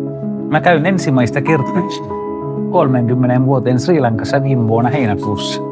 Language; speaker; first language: Finnish; early bilingual, other home language; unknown